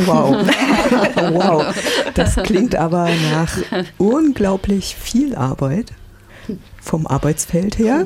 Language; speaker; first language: German; native; German